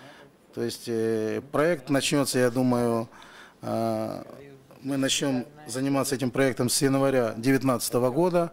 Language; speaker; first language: Russian; native; Russian